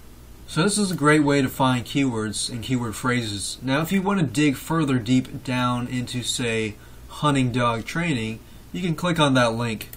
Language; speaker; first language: English; native; English